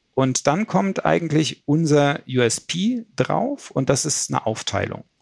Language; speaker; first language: German; native; German